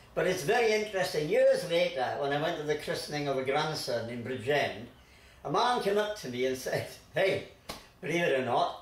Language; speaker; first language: English; native; English